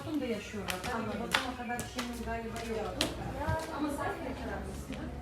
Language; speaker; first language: Turkish; non-native, learner; Russian